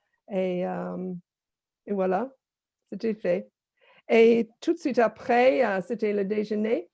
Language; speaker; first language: French; non-native, fluent; English